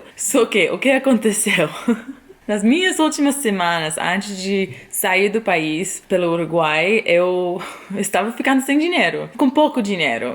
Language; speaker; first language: Portuguese; non-native, fluent; English